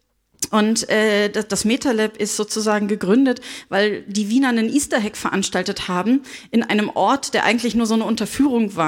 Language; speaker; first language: German; native; German